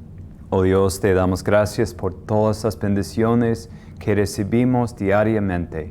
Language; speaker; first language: Spanish; non-native, fluent; English